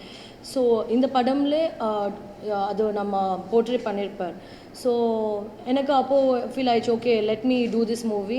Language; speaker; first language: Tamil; non-native, learner; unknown